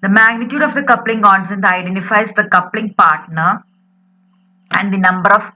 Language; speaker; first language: English; non-native, local second language; Malayalam